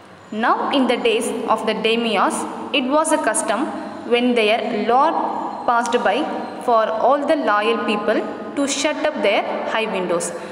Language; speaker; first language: English; non-native, local second language; Tamil